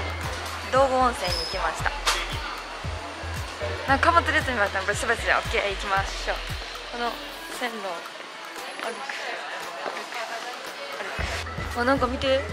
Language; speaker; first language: Japanese; native; Japanese